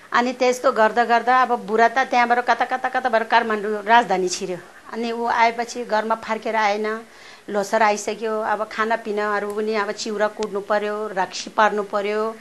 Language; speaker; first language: Nepali; non-native, local second language; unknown